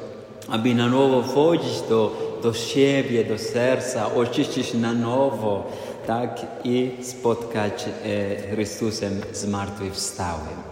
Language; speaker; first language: Polish; non-native, fluent; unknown